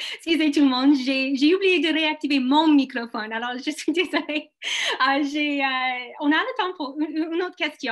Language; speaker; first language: French; non-native, local second language; English